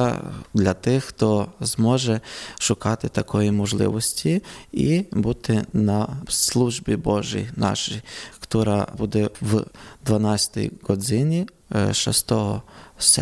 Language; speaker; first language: Polish; non-native, learner; Ukrainian